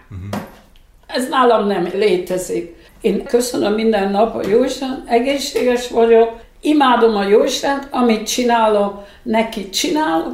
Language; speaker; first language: Hungarian; early bilingual, heritage; Hungarian